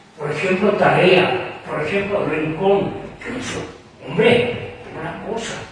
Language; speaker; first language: Spanish; non-native, fluent; French